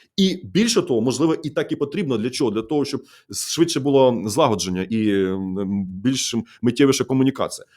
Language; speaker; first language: Ukrainian; native; Ukrainian